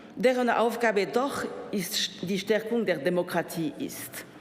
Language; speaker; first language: German; non-native, local second language; French